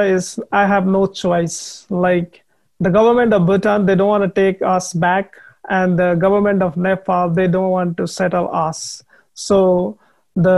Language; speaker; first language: English; non-native, learner; Nepali